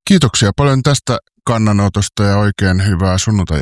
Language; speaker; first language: Finnish; native; Finnish